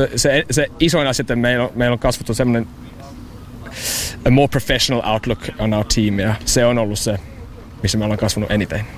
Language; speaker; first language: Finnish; early bilingual, heritage; English